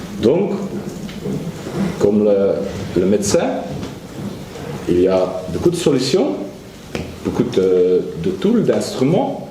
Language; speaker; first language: French; non-native, learner; Dutch